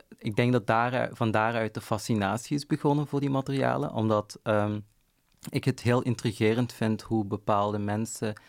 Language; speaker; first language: Dutch; non-native, local second language; Arabic